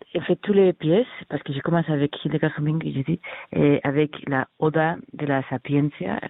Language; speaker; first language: French; non-native, fluent; Spanish